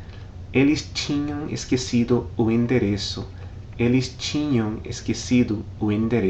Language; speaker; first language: Portuguese; non-native, fluent; English